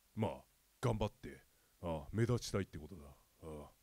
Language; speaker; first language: Japanese; native; Japanese